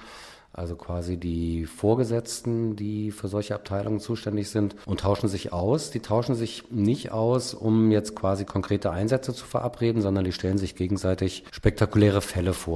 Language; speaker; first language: German; native; German